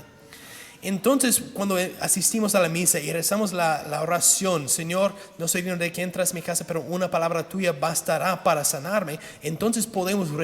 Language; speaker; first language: Spanish; non-native, fluent; English